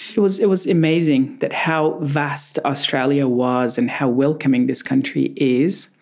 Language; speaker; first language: English; non-native, fluent; Persian